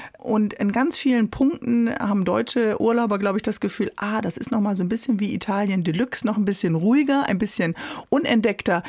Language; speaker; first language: German; native; German